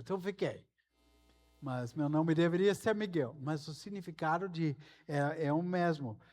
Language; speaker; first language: Portuguese; non-native, fluent; English